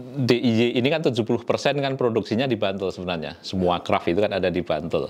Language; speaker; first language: Indonesian; native; Indonesian